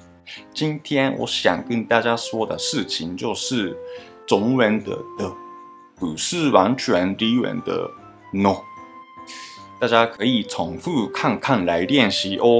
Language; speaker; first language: Chinese; non-native, fluent; Japanese